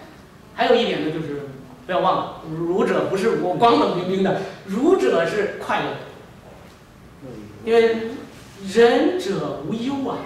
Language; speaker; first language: Chinese; native; Chinese